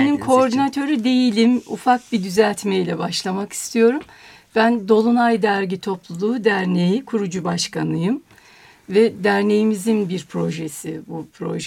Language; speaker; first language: Turkish; native; Turkish